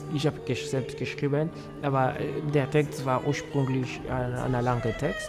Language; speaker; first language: German; non-native, fluent; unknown